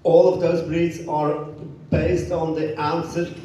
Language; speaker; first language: English; non-native, fluent; German